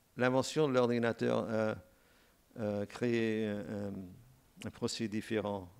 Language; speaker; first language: French; non-native, fluent; English